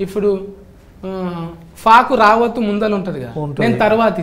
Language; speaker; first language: Telugu; native; Telugu